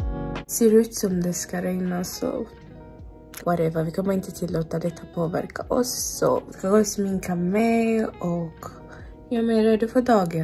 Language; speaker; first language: Swedish; non-native, fluent; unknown